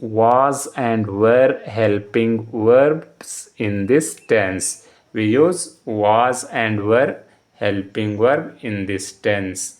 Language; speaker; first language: English; non-native, local second language; Kannada